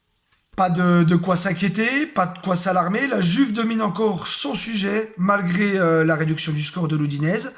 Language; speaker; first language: French; native; French